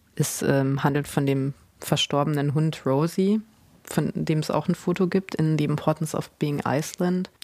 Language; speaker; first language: German; native; German